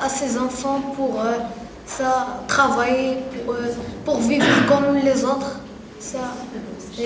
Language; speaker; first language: French; non-native, learner; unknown